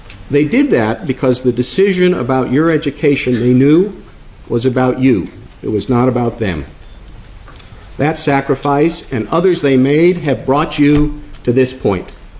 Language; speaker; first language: English; native; English